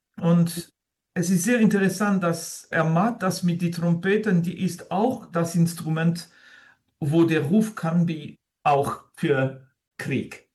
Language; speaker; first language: German; non-native, fluent; French